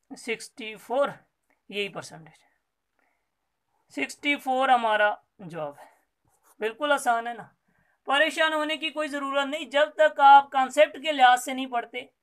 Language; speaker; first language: Urdu; non-native, local second language; Sindhi